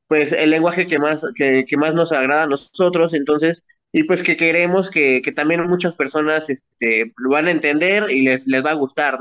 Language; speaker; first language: Spanish; native; Spanish